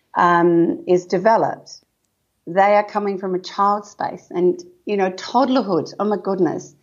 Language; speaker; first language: English; native; English